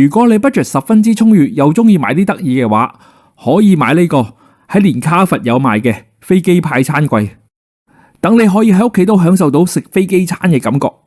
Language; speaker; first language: Cantonese; native; Cantonese